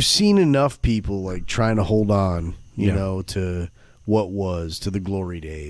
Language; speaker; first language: English; native; English